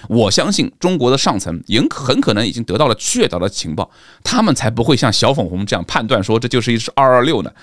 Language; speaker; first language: Chinese; native; Chinese